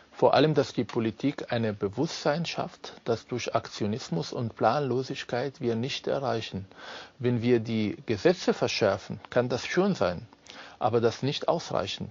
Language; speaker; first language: German; non-native, fluent; Arabic